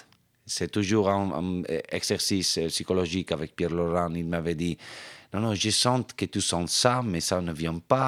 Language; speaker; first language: French; non-native, fluent; Spanish